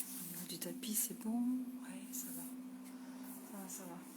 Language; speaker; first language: French; native; French